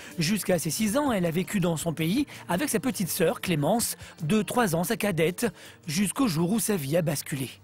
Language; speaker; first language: French; native; French